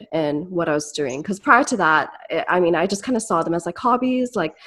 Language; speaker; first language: English; native; English